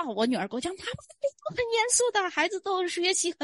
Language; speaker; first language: Chinese; native; Chinese